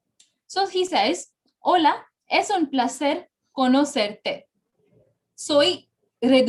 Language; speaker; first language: Spanish; non-native, fluent; Bangla